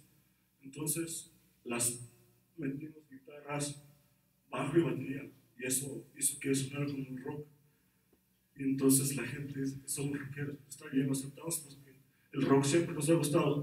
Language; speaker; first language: Spanish; non-native, local second language; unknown